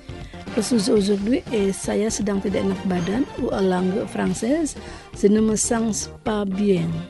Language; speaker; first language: French; non-native, fluent; Indonesian